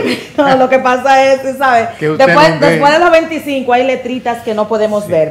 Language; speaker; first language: Spanish; native; Spanish